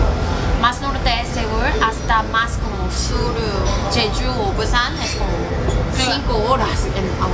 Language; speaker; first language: Spanish; non-native, learner; Korean